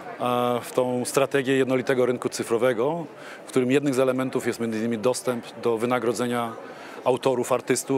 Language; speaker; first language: Polish; native; Polish